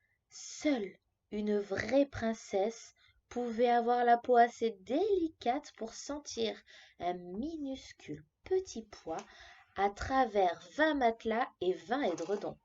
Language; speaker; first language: French; native; French